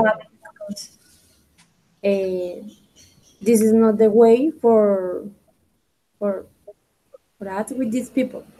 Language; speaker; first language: English; non-native, learner; Spanish